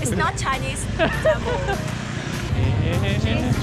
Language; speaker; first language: English; non-native, learner; Vietnamese